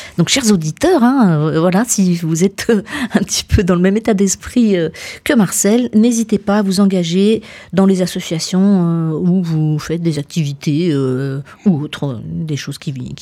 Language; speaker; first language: French; native; French